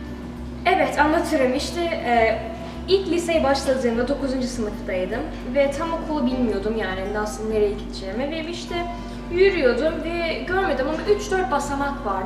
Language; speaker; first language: Turkish; early bilingual, heritage; Turkish